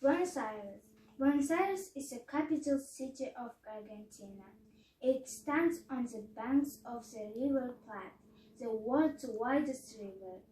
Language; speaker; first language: English; non-native, learner; Kazakh